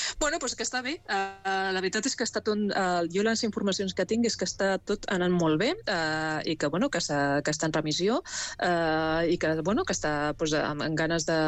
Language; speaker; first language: Catalan; non-native, local second language; Spanish